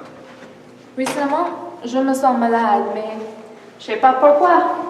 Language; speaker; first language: French; non-native, learner; English